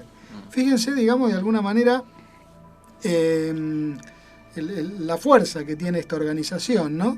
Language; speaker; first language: Spanish; native; Spanish